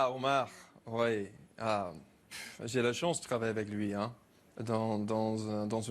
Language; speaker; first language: French; non-native, learner; English